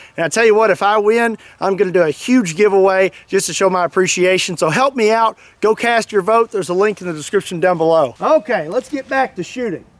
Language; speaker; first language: English; native; English